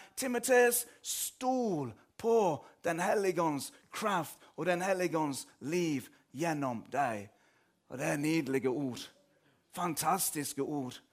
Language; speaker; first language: Norwegian; non-native, fluent; English